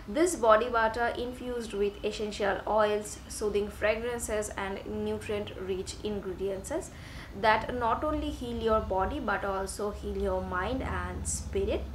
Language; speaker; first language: English; non-native, local second language; Bangla